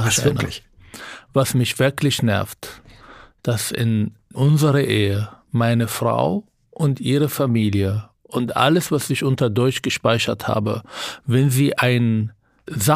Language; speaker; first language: German; non-native, fluent; Arabic